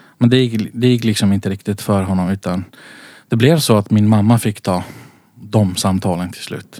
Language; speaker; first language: Swedish; early bilingual, other home language; Central Kurdish